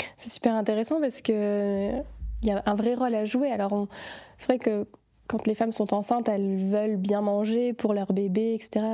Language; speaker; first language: French; native; French